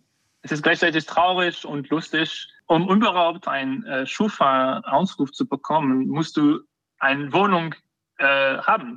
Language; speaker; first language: German; non-native, fluent; French